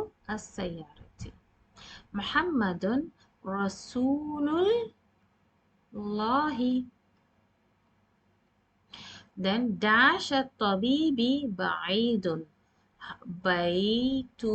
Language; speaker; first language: Arabic; non-native, fluent; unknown